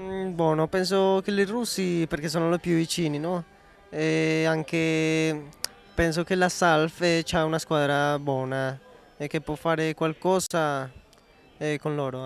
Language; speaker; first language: Italian; non-native, learner; Spanish